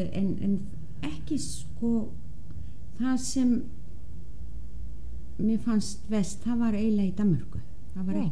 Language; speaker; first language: Icelandic; non-native, fluent; Danish